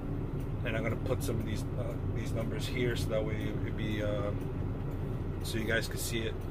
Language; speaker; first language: English; native; English